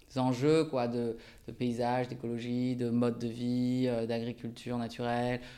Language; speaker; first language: French; early bilingual, other home language; Japanese